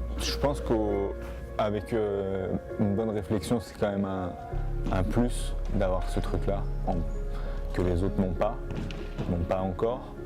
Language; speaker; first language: French; native; French